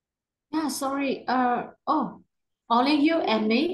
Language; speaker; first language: English; non-native, learner; Vietnamese